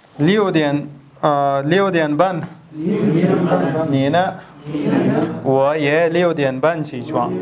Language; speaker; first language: Chinese; non-native, fluent; Pashto